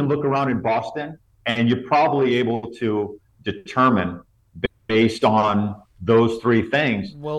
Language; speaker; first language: English; native; English